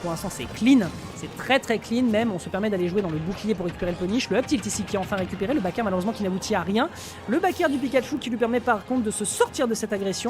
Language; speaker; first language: French; native; French